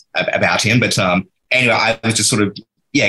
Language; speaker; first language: English; native; English